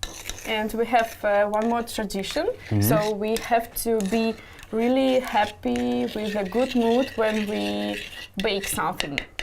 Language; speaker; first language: English; non-native, learner; Russian